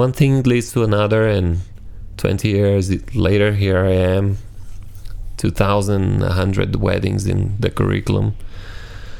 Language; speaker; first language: English; non-native, fluent; Portuguese